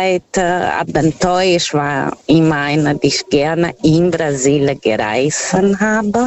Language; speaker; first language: German; non-native, learner; Portuguese